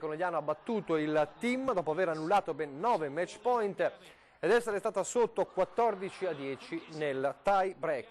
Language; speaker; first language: Italian; native; Italian